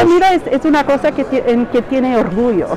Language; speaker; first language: Spanish; non-native, learner; English